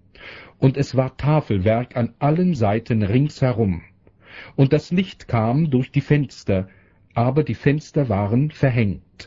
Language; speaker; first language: German; native; German